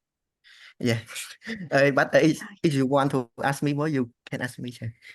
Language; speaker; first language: English; non-native, learner; Khmer